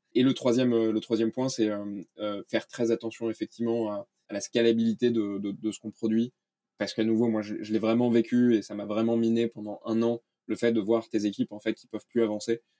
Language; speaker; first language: French; native; French